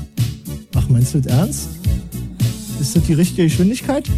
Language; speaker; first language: German; native; German